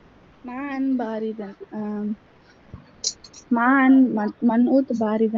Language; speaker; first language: Arabic; non-native, learner; Tamil